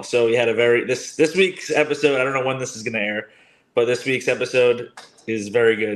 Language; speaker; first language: English; native; English